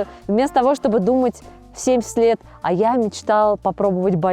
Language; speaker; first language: Russian; native; Russian